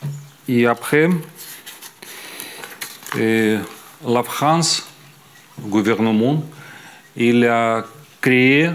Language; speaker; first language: French; non-native, fluent; Ukrainian